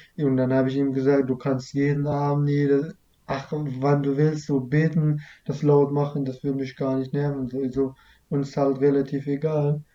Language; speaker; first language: German; early bilingual, other home language; Kurdish